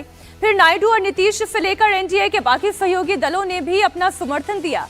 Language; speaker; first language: Hindi; native; Hindi